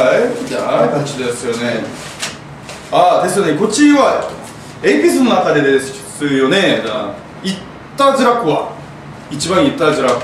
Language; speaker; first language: Japanese; non-native, learner; Korean